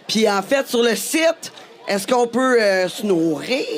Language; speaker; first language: French; native; French